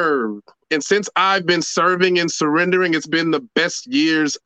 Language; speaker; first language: English; native; English